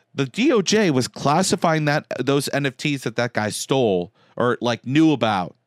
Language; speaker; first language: English; native; English